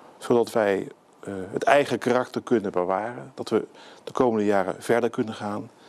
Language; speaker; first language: Dutch; native; Dutch